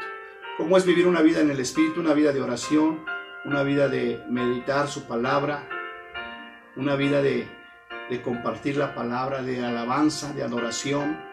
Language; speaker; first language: Spanish; native; Spanish